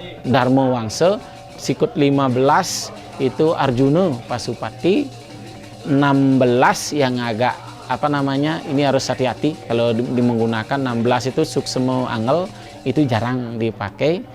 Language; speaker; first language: Indonesian; native; Indonesian